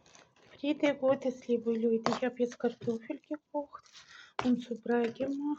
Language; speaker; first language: German; non-native, fluent; Russian